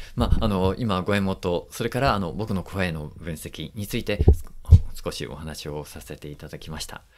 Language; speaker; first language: Japanese; native; Japanese